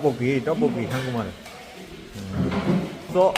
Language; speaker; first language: Korean; non-native, learner; Burmese